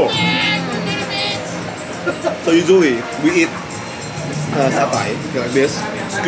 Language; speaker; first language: English; non-native, fluent; Indonesian